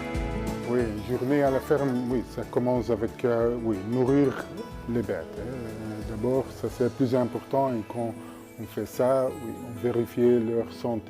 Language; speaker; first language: French; non-native, learner; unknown